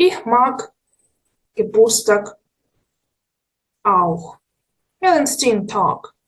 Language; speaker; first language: German; non-native, fluent; Ukrainian